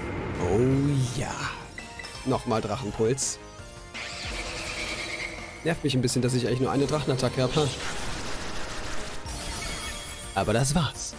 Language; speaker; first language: German; native; German